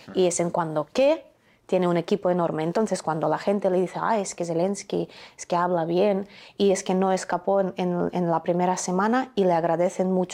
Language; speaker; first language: Spanish; non-native, fluent; Ukrainian